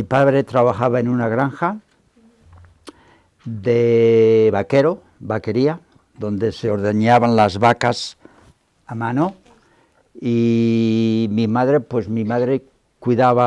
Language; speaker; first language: Spanish; native; Spanish